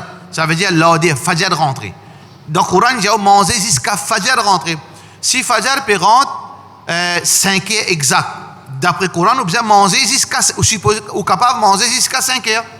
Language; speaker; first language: French; non-native, learner; Morisyen